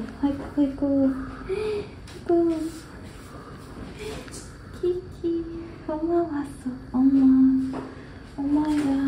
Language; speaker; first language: Korean; non-native, learner; Ukrainian